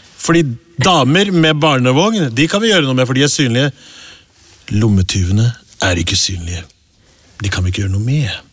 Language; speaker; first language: Norwegian; early bilingual, other home language; Urdu